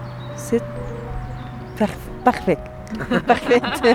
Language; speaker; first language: French; non-native, learner; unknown